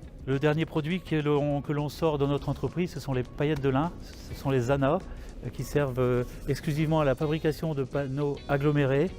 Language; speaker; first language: French; native; French